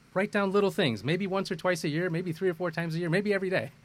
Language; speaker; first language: English; early bilingual, other home language; Malayalam